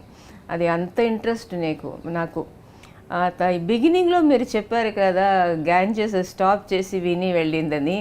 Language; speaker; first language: Telugu; non-native, local second language; Tamil